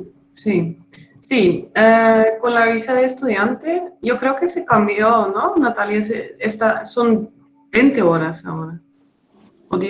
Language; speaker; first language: Spanish; non-native, fluent; Dutch